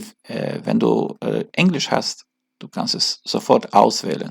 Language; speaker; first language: German; non-native, learner; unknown